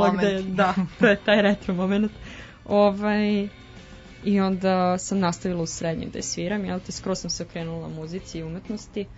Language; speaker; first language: Serbian; native; Serbian